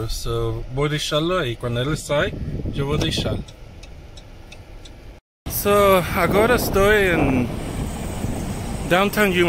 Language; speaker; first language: Portuguese; non-native, learner; English